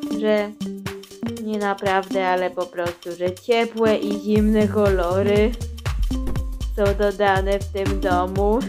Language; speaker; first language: Polish; early bilingual, heritage; Polish